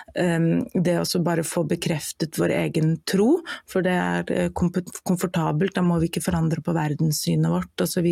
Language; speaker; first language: Norwegian; non-native, fluent; German